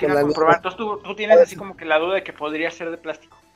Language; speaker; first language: Spanish; native; Spanish